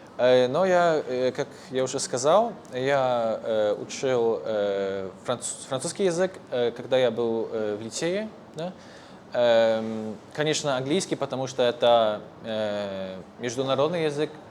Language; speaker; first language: Russian; non-native, fluent; Polish